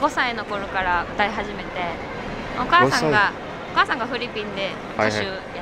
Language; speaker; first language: Japanese; early bilingual, other home language; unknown